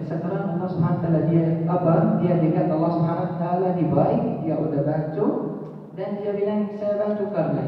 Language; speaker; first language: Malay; non-native, learner; Arabic